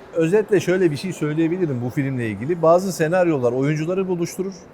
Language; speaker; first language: Turkish; native; Turkish